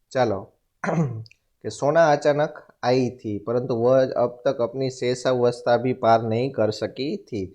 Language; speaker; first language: Hindi; non-native, local second language; Gujarati